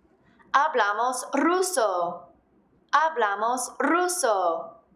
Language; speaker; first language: Spanish; non-native, fluent; English